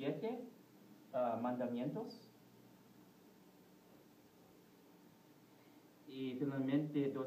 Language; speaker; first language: Spanish; non-native, learner; English